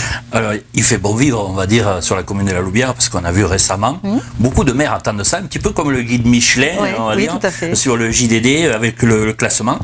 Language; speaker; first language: French; native; French